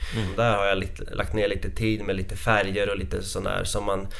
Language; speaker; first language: Swedish; non-native, fluent; Latvian